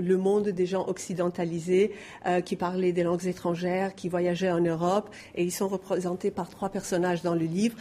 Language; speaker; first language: French; non-native, fluent; Persian